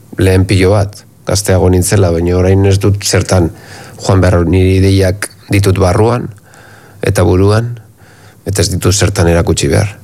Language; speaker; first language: Basque; non-native, local second language; Spanish